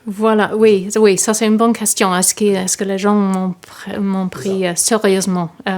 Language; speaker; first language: French; non-native, fluent; English